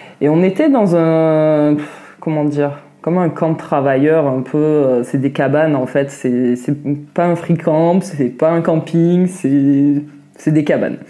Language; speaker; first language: French; native; French